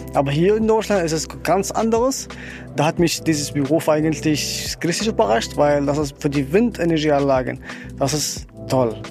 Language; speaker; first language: German; non-native, learner; Arabic